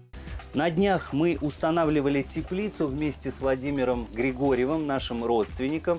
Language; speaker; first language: Russian; native; Russian